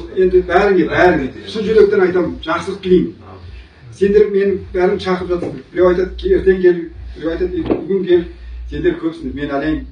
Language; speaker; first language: Kazakh; non-native, local second language; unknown